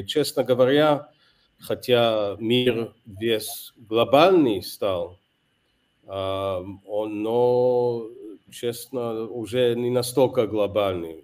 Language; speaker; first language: Russian; non-native, fluent; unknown